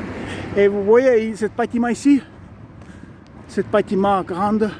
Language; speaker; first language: French; non-native, learner; Estonian